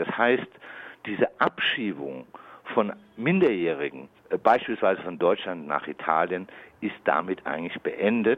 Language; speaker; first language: German; native; German